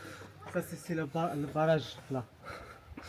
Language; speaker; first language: French; non-native, learner; Arabic